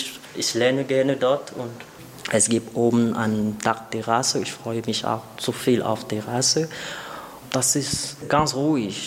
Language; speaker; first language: German; non-native, learner; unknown